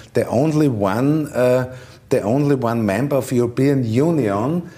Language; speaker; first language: English; non-native, learner; German